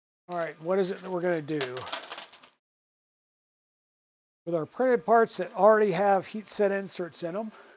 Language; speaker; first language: English; native; English